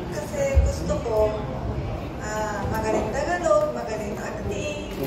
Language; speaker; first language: Filipino; non-native, learner; Japanese